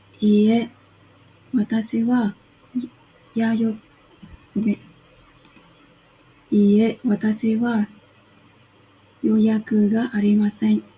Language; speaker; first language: Japanese; non-native, learner; Vietnamese